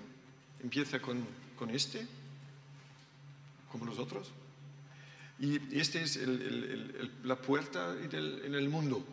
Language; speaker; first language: Spanish; non-native, learner; German